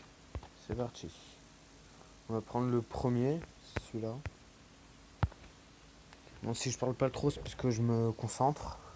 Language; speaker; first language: French; native; French